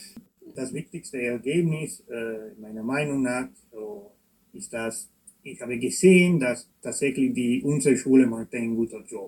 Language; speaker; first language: German; non-native, fluent; Italian